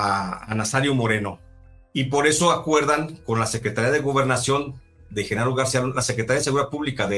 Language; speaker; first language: Spanish; native; Spanish